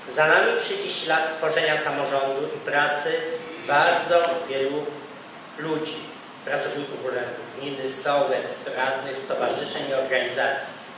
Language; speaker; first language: Polish; native; Polish